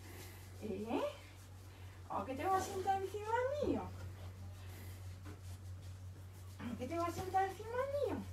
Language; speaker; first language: Spanish; native; Spanish